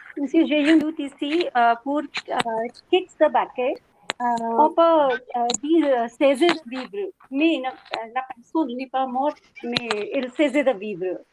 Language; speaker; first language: French; non-native, learner; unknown